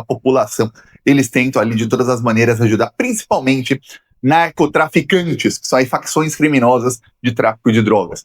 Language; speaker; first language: Portuguese; native; Portuguese